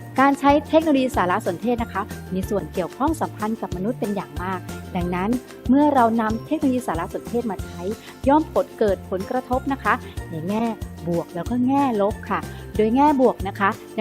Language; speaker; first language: Thai; native; Thai